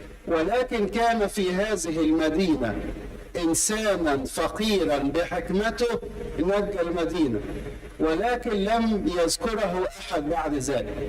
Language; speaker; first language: Arabic; native; Arabic